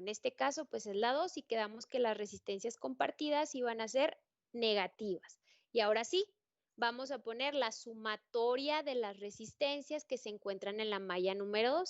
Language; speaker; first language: Spanish; native; Spanish